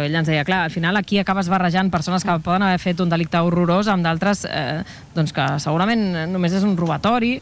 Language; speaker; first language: Catalan; native; Catalan